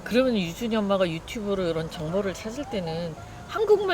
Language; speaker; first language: Korean; native; Korean